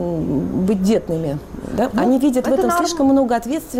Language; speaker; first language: Russian; native; Russian